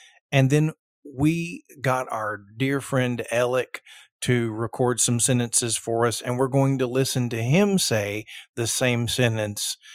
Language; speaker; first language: English; early bilingual, other home language; Spanish